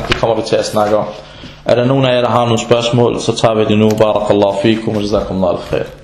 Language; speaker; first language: Danish; non-native, fluent; Arabic